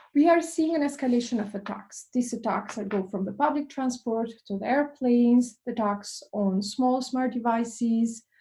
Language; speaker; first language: English; non-native, fluent; Albanian